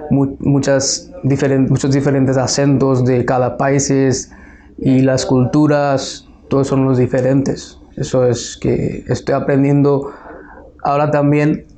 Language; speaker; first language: Spanish; non-native, fluent; Bangla